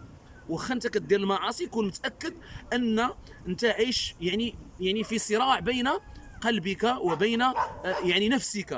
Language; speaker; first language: Arabic; native; Arabic